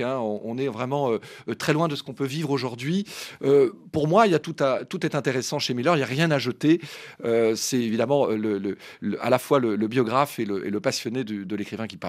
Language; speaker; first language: French; native; French